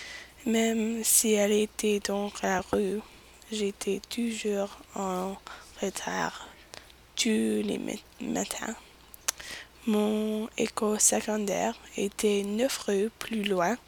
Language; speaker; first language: French; non-native, learner; English